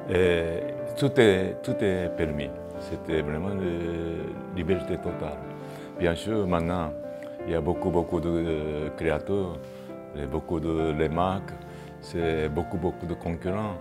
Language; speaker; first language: French; non-native, fluent; Japanese